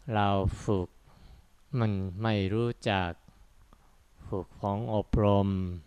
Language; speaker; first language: Thai; non-native, fluent; Japanese